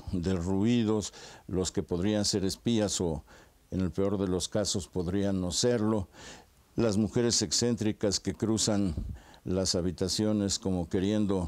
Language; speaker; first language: Spanish; native; Spanish